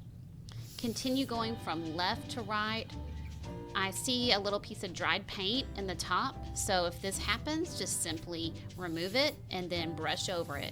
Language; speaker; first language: English; native; English